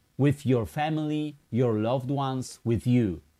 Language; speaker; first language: English; non-native, fluent; Polish